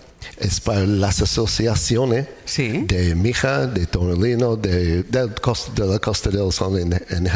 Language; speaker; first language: Spanish; non-native, learner; English